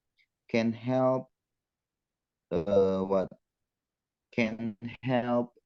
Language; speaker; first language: English; non-native, learner; Indonesian